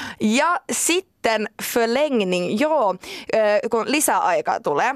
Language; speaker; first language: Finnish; non-native, learner; Swedish